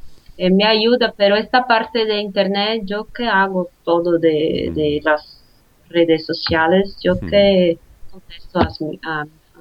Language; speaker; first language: Spanish; non-native, fluent; Portuguese